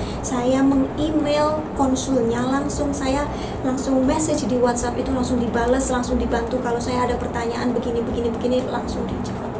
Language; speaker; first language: Indonesian; native; Indonesian